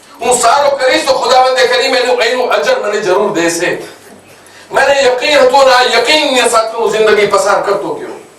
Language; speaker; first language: Gujarati; non-native, local second language; Kachhi